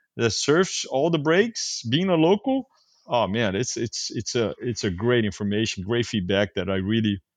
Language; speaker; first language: English; non-native, fluent; Portuguese